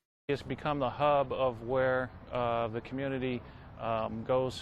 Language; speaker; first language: English; native; English